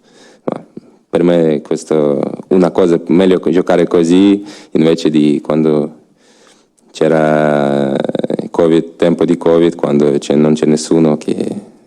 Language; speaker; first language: Italian; non-native, learner; Ukrainian